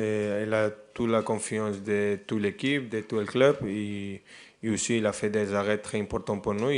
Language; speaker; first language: French; non-native, fluent; Spanish